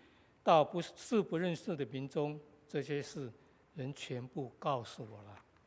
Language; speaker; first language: Chinese; native; Chinese